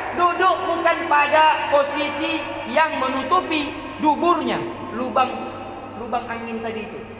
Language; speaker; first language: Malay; non-native, local second language; Achinese